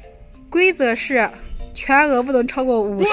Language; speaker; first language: Chinese; native; Chinese